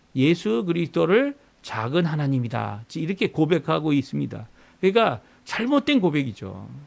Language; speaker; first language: Korean; native; Korean